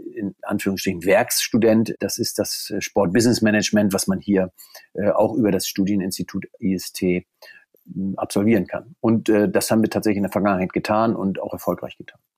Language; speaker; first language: German; native; German